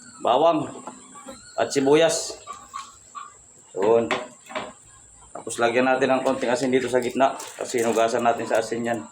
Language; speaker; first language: Filipino; non-native, local second language; Masbatenyo